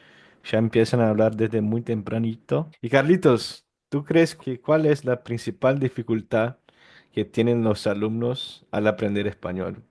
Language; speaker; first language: Spanish; non-native, fluent; Portuguese